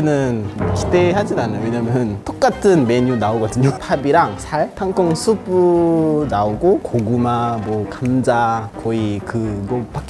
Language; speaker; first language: Korean; non-native, fluent; Kinyarwanda